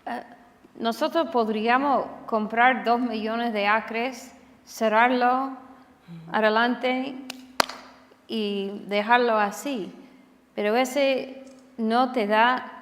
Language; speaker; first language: Spanish; non-native, fluent; English